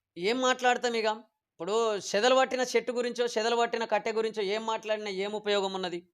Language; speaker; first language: Telugu; native; Telugu